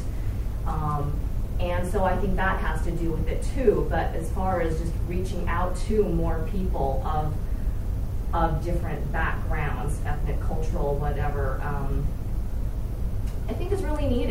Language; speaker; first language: English; native; English